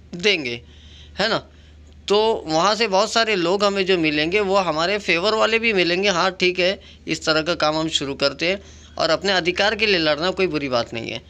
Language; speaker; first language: Hindi; non-native, local second language; Urdu